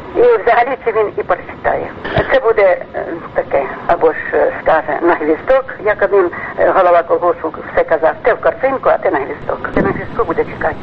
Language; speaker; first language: Ukrainian; native; Ukrainian